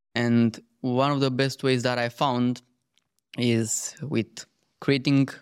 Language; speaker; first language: English; non-native, fluent; Romanian